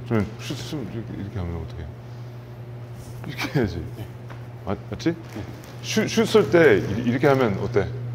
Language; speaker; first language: Korean; non-native, learner; English